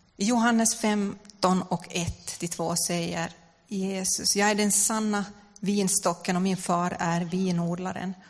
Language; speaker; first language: Swedish; native; Swedish